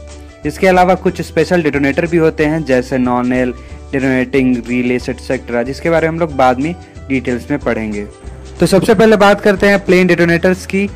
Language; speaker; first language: Hindi; native; Hindi